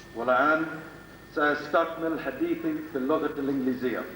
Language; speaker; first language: Arabic; non-native, fluent; English